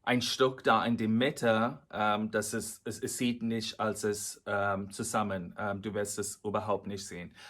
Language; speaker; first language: German; non-native, fluent; English